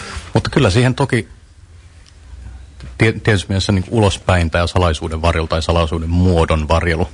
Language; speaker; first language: Finnish; native; Finnish